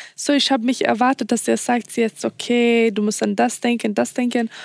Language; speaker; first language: German; non-native, learner; Swedish